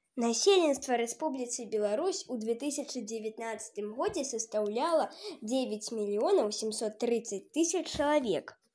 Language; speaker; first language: Belarusian; non-native, local second language; Russian